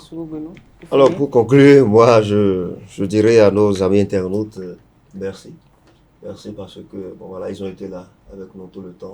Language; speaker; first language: French; non-native, local second language; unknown